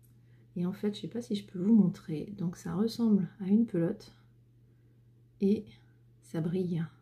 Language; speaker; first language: French; native; French